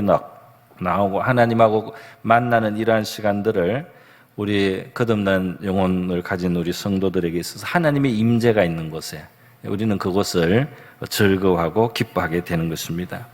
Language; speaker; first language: Korean; native; Korean